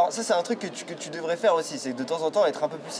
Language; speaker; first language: French; native; French